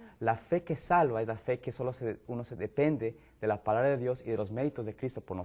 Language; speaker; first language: Spanish; native; Spanish